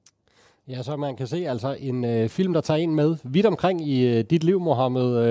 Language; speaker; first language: Danish; native; Danish